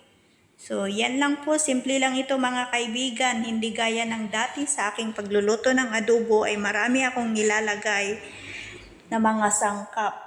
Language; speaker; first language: Filipino; non-native, local second language; Cebuano